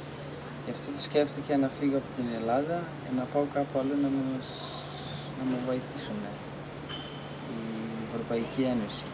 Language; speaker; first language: Greek; non-native, fluent; Persian